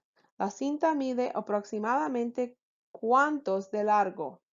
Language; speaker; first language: Spanish; early bilingual, heritage; English